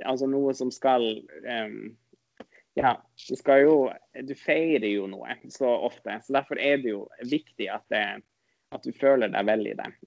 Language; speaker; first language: Norwegian; non-native, local second language; Northern Sami